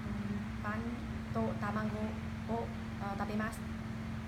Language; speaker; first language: Japanese; non-native, learner; Vietnamese